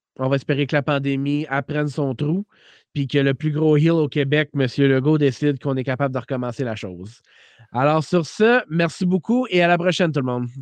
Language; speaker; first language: French; native; French